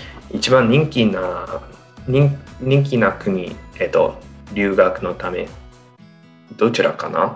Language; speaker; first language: Japanese; non-native, learner; English